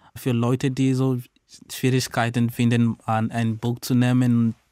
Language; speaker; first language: German; non-native, learner; Swahili